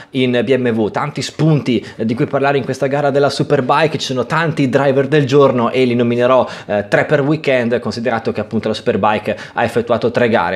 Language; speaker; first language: Italian; native; Italian